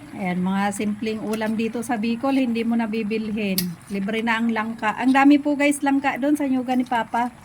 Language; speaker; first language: Filipino; non-native, local second language; Bikol